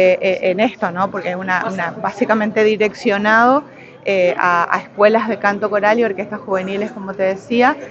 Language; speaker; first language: Spanish; native; Spanish